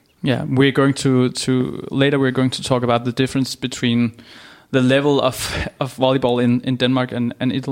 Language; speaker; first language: English; non-native, fluent; Danish